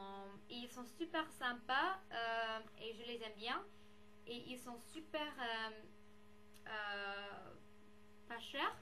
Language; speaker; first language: French; non-native, fluent; English